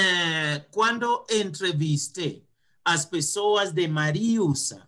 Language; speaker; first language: Portuguese; non-native, fluent; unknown